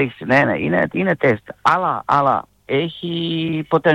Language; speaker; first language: Greek; non-native, learner; Serbian